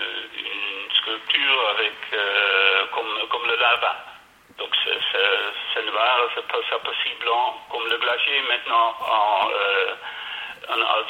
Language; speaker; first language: French; non-native, learner; Dutch